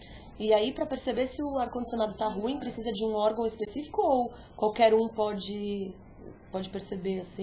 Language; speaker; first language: Portuguese; native; Portuguese